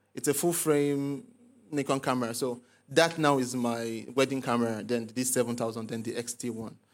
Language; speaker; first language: English; non-native, local second language; Igbo